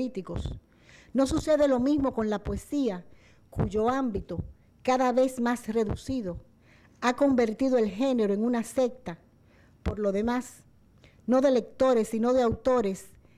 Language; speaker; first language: Spanish; native; Spanish